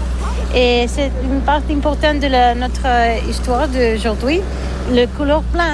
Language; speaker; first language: French; non-native, learner; Catalan